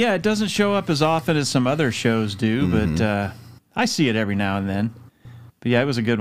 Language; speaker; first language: English; native; English